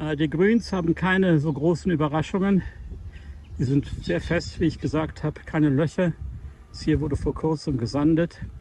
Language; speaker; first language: German; native; German